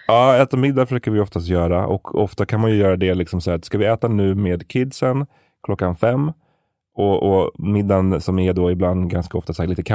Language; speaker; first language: Swedish; native; Swedish